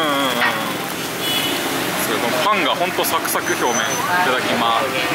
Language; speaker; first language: Japanese; native; Japanese